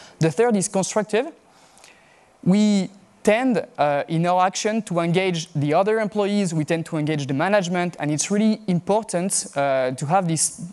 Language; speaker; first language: English; non-native, fluent; French